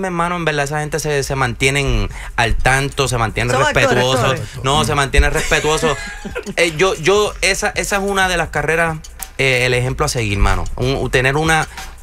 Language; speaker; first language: Spanish; early bilingual, heritage; Spanish